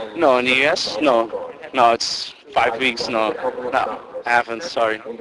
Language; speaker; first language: English; non-native, fluent; Dutch